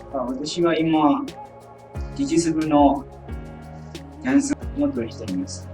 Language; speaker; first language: Japanese; non-native, fluent; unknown